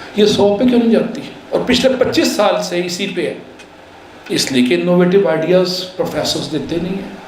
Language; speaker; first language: Urdu; native; Urdu